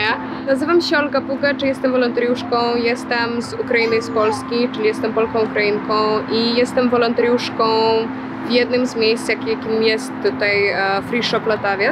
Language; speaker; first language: Polish; early bilingual, heritage; Polish